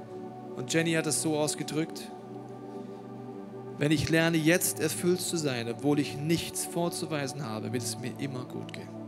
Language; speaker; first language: German; native; German